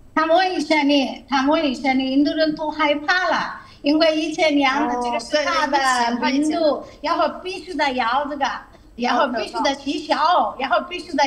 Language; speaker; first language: Chinese; non-native, learner; Telugu